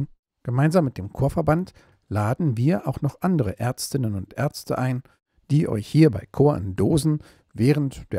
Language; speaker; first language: German; native; German